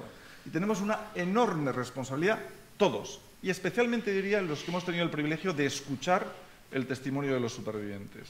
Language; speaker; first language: Spanish; native; Spanish